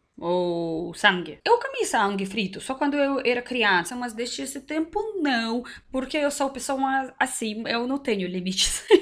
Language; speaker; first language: Portuguese; non-native, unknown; Russian